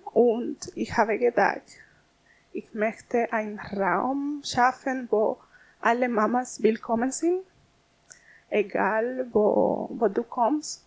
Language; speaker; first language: German; non-native, learner; Spanish